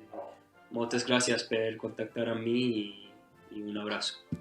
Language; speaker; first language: Catalan; non-native, fluent; Divehi